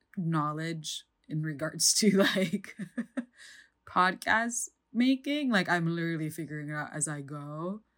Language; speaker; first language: English; non-native, fluent; Indonesian